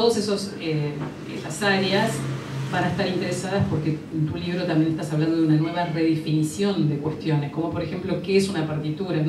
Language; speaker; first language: Spanish; native; Spanish